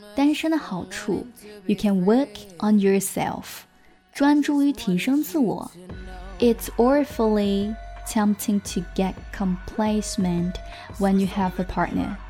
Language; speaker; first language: English; non-native, fluent; Chinese